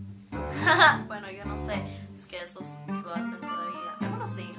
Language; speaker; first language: Spanish; early bilingual, heritage; Spanish